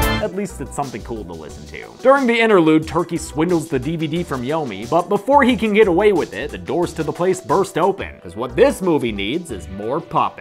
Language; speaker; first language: English; native; English